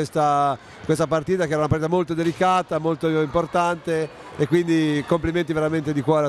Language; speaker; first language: Italian; native; Italian